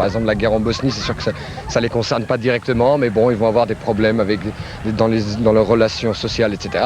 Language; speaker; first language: French; non-native, local second language; Arabic